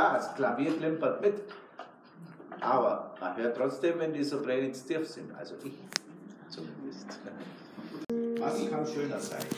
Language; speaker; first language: German; native; German